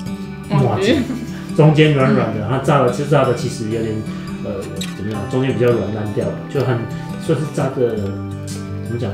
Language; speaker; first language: Chinese; native; Chinese